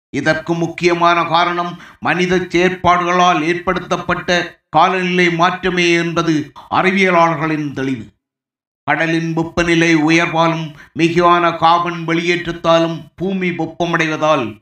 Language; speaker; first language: Tamil; native; Tamil